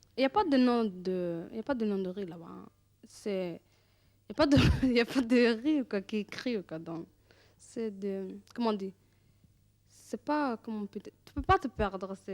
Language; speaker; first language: French; early bilingual, other home language; Arabic